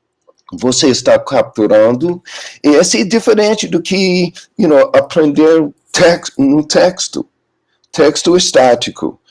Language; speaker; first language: Portuguese; non-native, learner; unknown